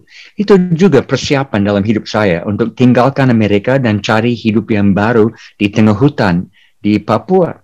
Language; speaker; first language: Indonesian; non-native, fluent; English